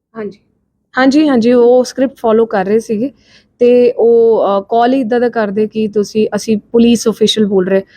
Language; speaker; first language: Punjabi; non-native, local second language; Hindi